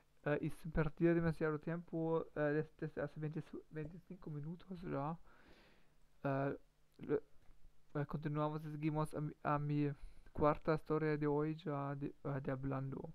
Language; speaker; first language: Spanish; non-native, learner; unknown